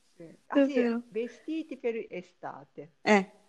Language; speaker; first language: Italian; non-native, learner; Japanese